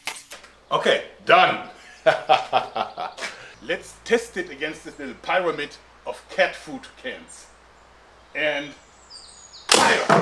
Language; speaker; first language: English; non-native, fluent; German